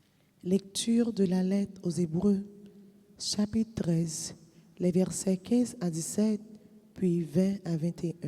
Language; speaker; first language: French; non-native, local second language; Haitian Creole